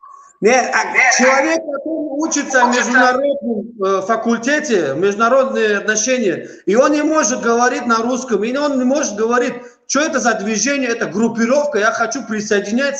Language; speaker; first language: Russian; non-native, local second language; Tajik